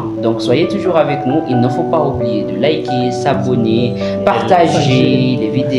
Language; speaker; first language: French; non-native, fluent; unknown